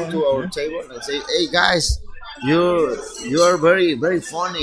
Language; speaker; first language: English; non-native, fluent; Spanish